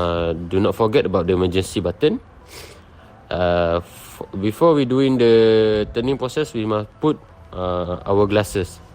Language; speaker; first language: English; non-native, local second language; Malay